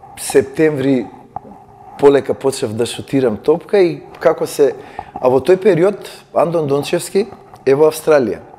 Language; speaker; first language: Macedonian; native; Macedonian